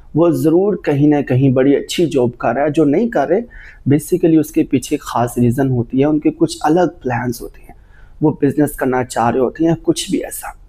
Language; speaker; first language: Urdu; native; Urdu